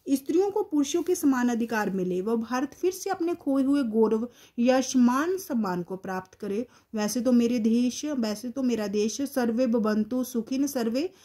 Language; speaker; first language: Hindi; native; Hindi